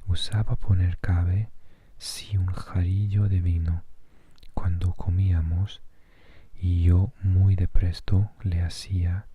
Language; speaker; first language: Spanish; non-native, fluent; English